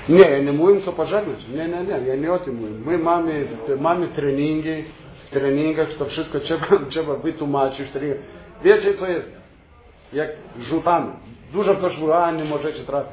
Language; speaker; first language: Polish; non-native, fluent; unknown